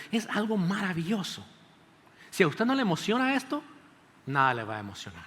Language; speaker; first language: Spanish; native; Spanish